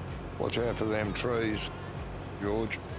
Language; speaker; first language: English; native; English